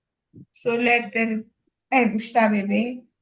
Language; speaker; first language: German; non-native, learner; Filipino